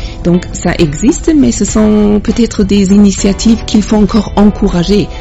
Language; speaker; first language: French; non-native, fluent; German